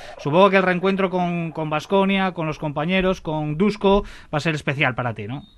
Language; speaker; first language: Spanish; native; Spanish